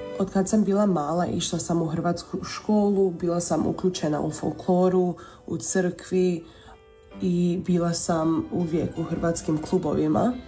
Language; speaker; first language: Croatian; early bilingual, heritage; Croatian